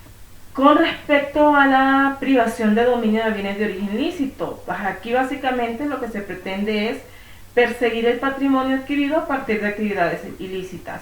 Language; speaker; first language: Spanish; native; Spanish